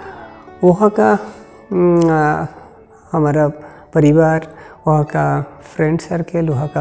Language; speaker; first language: Hindi; non-native, local second language; Bangla